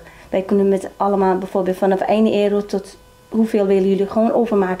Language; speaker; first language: Dutch; non-native, learner; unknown